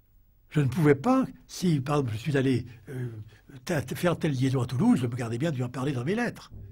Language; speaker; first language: French; native; French